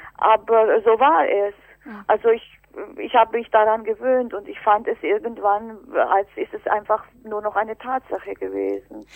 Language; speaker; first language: German; native; German